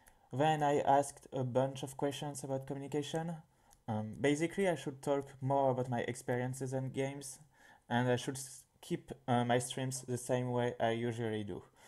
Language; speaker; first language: English; non-native, fluent; French